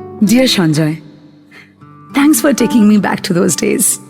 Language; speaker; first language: English; non-native, local second language; Bangla